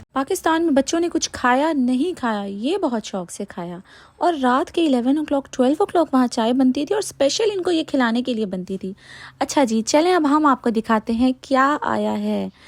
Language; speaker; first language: Urdu; native; Urdu